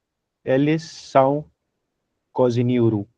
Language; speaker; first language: Portuguese; non-native, learner; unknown